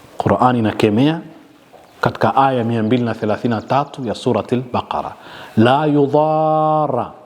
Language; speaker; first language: Swahili; native; Swahili